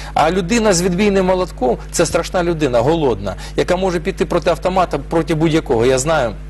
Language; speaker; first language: Ukrainian; non-native, local second language; Russian